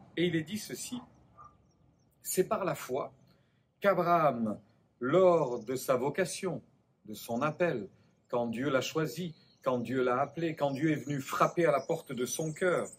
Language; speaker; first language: French; native; French